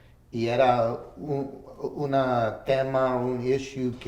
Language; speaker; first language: Spanish; early bilingual, heritage; English